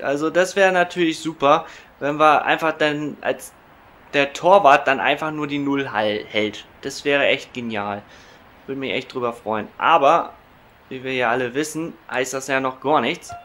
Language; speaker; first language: German; native; German